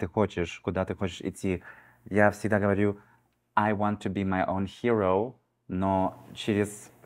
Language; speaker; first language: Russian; early bilingual, heritage; Russian